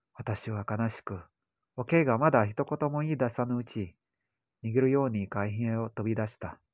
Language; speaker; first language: Japanese; non-native, learner; Indonesian